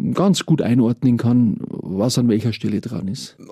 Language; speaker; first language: German; native; German